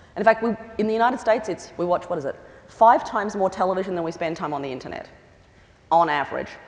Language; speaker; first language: English; native; English